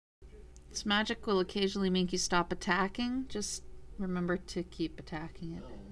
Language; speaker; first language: English; native; English